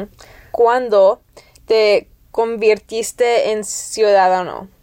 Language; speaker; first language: Spanish; early bilingual, heritage; English